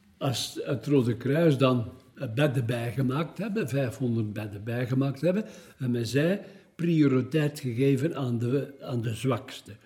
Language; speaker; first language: Dutch; native; Dutch